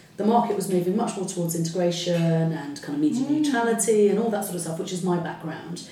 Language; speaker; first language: English; early bilingual, other home language; Arabic